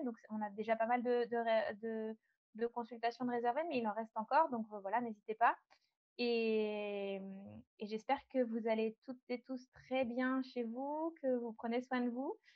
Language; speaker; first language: French; native; French